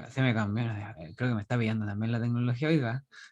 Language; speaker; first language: Spanish; native; Spanish